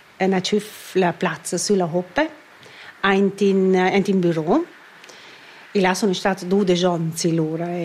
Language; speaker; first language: Italian; non-native, local second language; Romansh